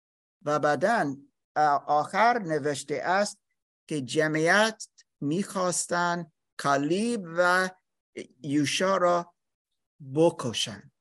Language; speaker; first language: Persian; non-native, fluent; English